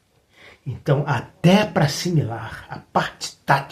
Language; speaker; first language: Portuguese; native; Portuguese